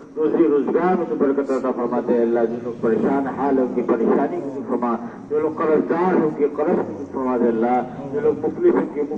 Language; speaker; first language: Urdu; native; Urdu